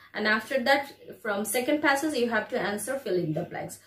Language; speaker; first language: English; non-native, local second language; Bangla